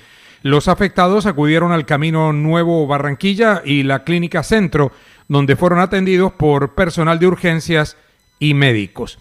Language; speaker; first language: Spanish; native; Spanish